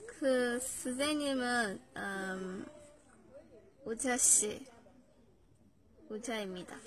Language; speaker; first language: Korean; non-native, learner; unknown